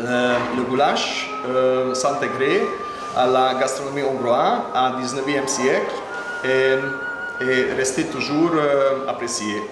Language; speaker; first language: French; non-native, learner; Hungarian